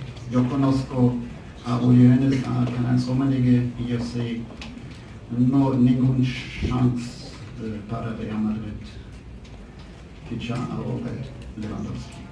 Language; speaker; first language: Spanish; non-native, fluent; German